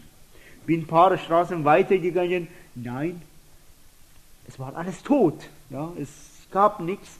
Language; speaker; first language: German; non-native, fluent; Persian